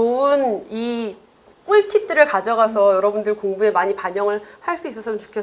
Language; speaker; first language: Korean; native; Korean